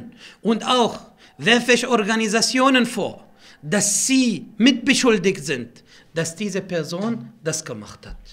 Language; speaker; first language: German; non-native, fluent; Arabic